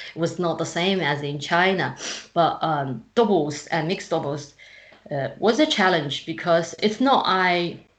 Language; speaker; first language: English; non-native, fluent; Chinese